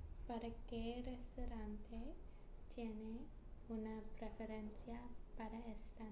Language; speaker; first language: Spanish; non-native, learner; English